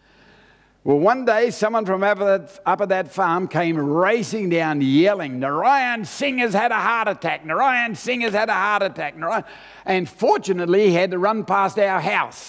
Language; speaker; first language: English; native; English